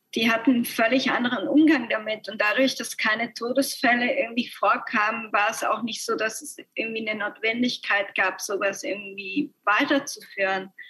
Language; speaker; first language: German; early bilingual, other home language; Spanish